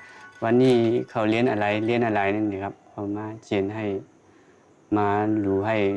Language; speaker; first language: Thai; non-native, learner; Shan